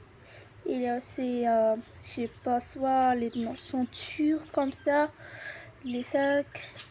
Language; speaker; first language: French; non-native, learner; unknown